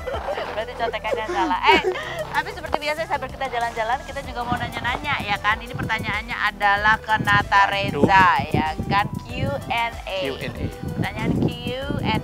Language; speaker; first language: Indonesian; native; Indonesian